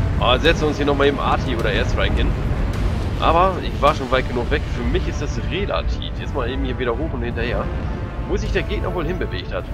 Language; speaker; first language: German; native; German